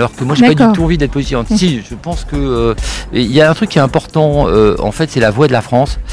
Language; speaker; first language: French; native; French